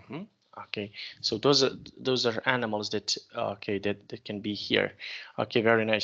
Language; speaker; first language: English; non-native, fluent; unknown